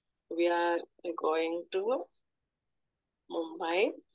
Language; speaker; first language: English; non-native, local second language; Telugu